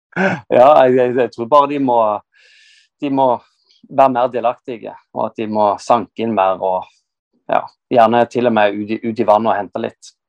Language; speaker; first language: Norwegian; native; Norwegian